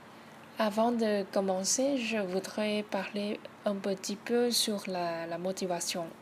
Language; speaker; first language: French; non-native, learner; Thai